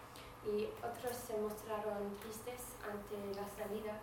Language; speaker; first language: Spanish; non-native, fluent; English